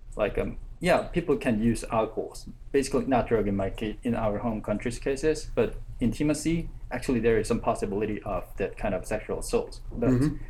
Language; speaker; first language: English; non-native, fluent; Korean